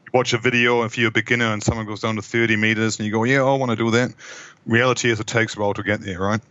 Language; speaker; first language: English; non-native, fluent; German